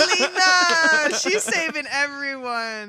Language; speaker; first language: English; native; English